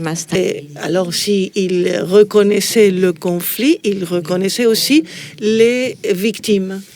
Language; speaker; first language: French; non-native, fluent; Spanish